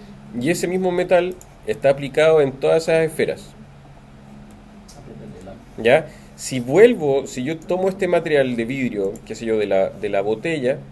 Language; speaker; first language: Spanish; native; Spanish